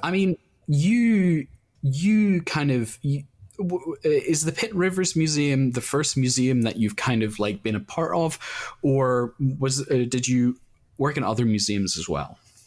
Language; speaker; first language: English; native; English